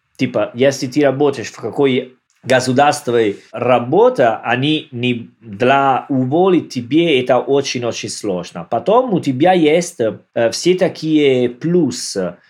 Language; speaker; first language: Russian; non-native, learner; Italian